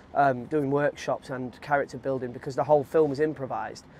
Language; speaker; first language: English; native; English